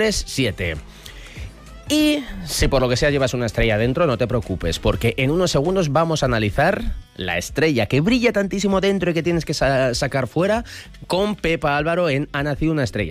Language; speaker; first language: Spanish; native; Spanish